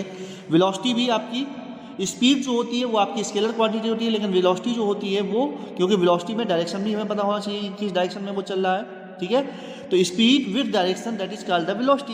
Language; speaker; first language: Hindi; native; Hindi